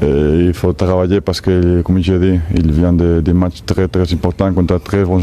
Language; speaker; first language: French; non-native, fluent; Spanish